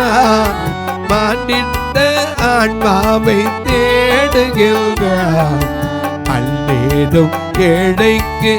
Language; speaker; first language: Tamil; native; Tamil